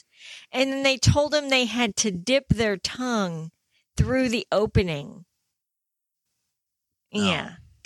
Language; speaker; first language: English; native; English